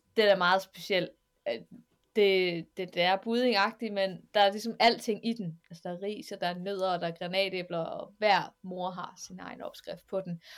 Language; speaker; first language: Danish; native; Danish